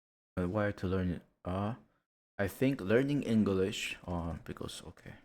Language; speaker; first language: English; non-native, learner; Japanese